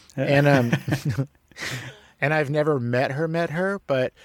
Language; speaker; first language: English; native; English